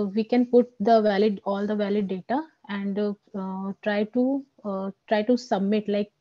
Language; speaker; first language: English; non-native, local second language; Hindi